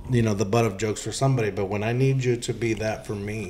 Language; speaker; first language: English; early bilingual, heritage; Spanish